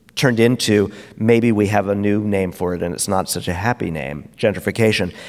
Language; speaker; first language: English; native; English